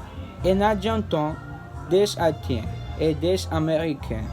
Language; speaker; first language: French; non-native, learner; Spanish